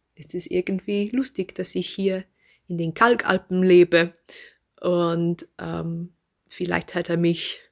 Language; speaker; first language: German; non-native, fluent; English